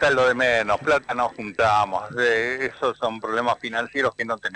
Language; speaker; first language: Spanish; native; Spanish